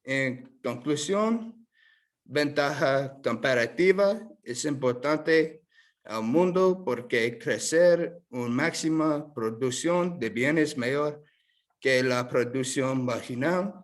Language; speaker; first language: Spanish; non-native, learner; English